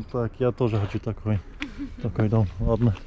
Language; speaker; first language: Russian; non-native, learner; English